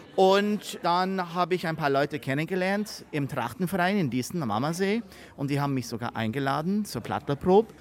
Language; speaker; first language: German; early bilingual, heritage; English